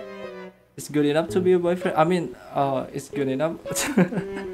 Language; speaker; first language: English; non-native, learner; Indonesian